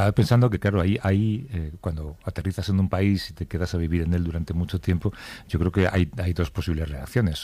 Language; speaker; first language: Spanish; native; Spanish